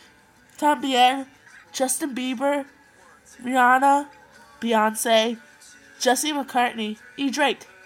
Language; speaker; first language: Spanish; non-native, learner; English